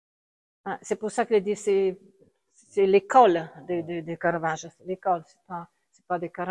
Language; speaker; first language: French; non-native, fluent; Italian